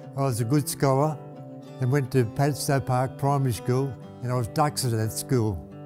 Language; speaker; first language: English; native; English